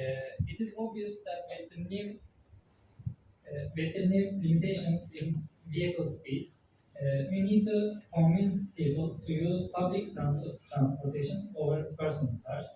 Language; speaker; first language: English; non-native, fluent; Turkish